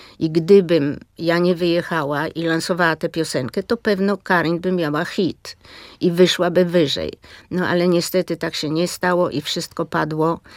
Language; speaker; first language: Polish; native; Polish